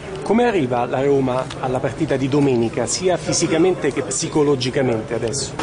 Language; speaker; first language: Italian; native; Italian